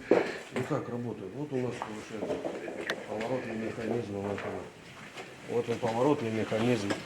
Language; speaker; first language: Russian; native; Russian